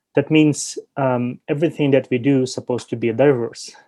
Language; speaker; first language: English; non-native, fluent; Ukrainian